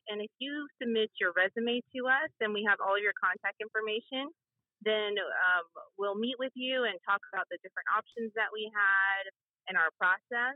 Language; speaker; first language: English; native; English